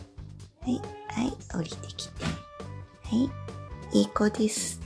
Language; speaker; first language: Japanese; native; Japanese